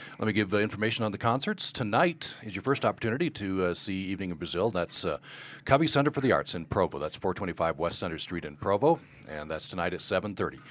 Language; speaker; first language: English; native; English